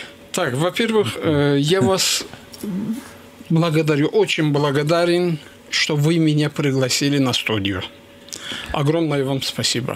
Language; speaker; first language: Russian; non-native, local second language; Azerbaijani